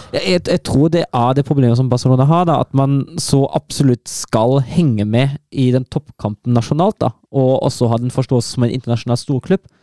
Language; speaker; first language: Norwegian; non-native, fluent; German